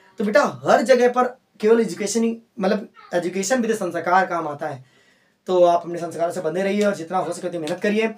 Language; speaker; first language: Hindi; native; Hindi